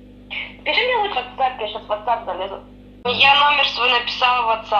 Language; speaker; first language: Russian; native; Russian